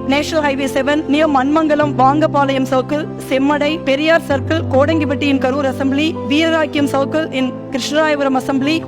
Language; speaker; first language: English; non-native, local second language; Tamil